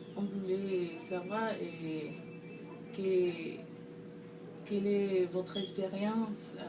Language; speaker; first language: French; non-native, fluent; Spanish